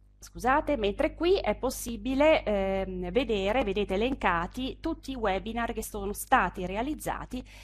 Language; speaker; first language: Italian; native; Italian